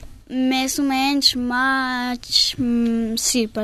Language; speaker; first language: Catalan; non-native, local second language; Spanish